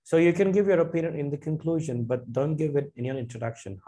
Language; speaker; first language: English; non-native, local second language; Punjabi